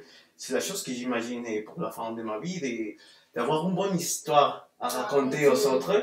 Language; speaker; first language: French; non-native, fluent; Spanish